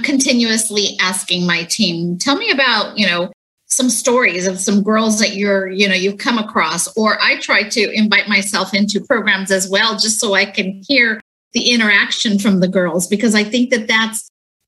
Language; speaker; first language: English; native; English